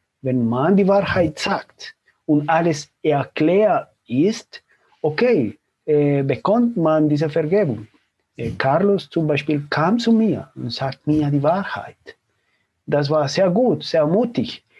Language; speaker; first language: German; non-native, fluent; Spanish